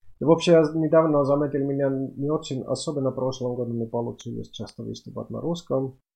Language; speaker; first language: Russian; non-native, fluent; Finnish